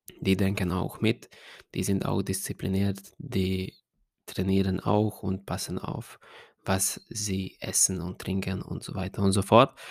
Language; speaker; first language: German; non-native, fluent; Hungarian